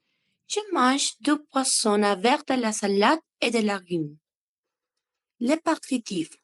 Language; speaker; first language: French; non-native, learner; Spanish